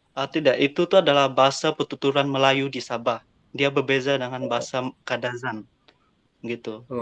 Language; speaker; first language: Malay; non-native, local second language; Central Dusun